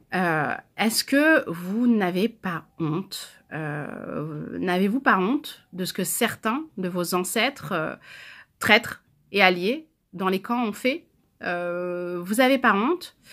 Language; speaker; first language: French; native; French